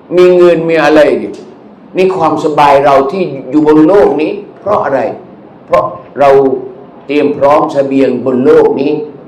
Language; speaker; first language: Thai; non-native, local second language; Malay